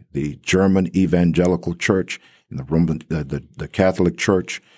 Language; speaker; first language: English; native; English